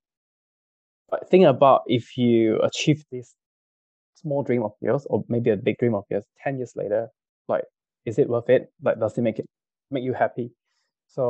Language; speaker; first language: English; non-native, local second language; Cantonese